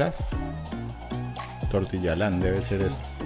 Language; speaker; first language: Spanish; native; Spanish